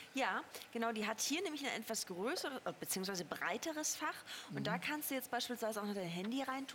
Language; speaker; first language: German; native; German